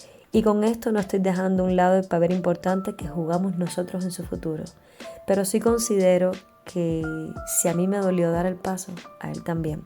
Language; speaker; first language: Spanish; native; Spanish